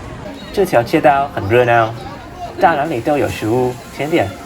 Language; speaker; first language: Chinese; non-native, learner; Vietnamese